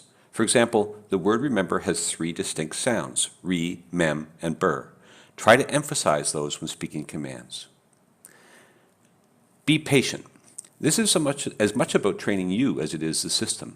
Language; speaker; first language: English; native; English